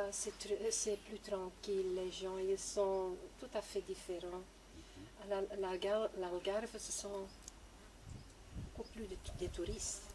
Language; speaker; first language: French; non-native, local second language; Dutch